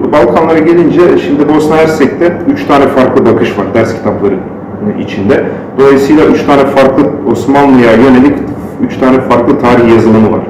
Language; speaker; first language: Turkish; non-native, fluent; Bosnian